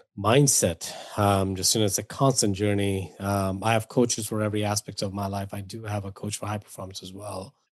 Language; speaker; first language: English; non-native, local second language; Hindi